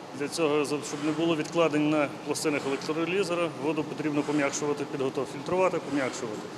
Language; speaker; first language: Ukrainian; native; Ukrainian